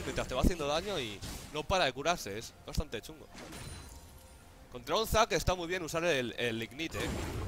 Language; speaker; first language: Spanish; native; Spanish